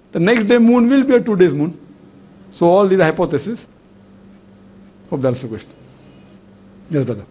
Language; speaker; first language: English; non-native, local second language; Urdu